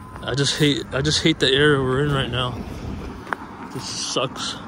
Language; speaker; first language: English; native; English